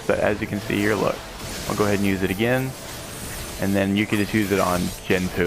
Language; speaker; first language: English; native; English